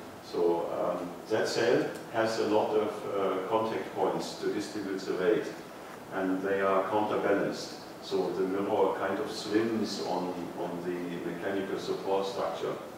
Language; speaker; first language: English; non-native, fluent; German